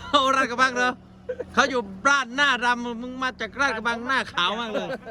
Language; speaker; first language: Thai; non-native, local second language; Northeastern Thai